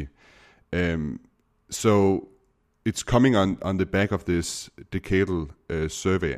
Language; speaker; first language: English; non-native, fluent; Danish